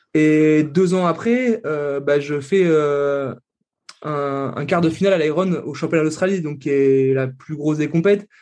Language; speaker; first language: French; native; French